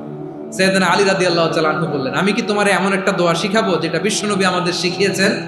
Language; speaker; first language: Bangla; native; Bangla